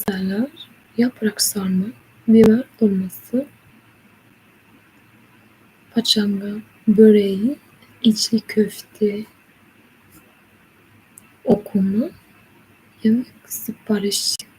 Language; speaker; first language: Turkish; non-native, learner; English